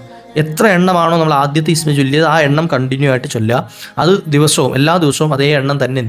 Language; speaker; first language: Malayalam; native; Malayalam